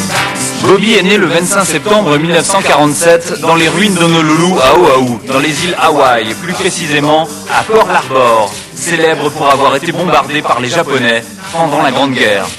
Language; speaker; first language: French; native; French